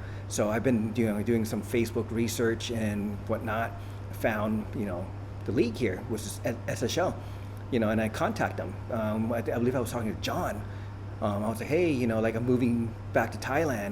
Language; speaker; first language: English; early bilingual, other home language; Thai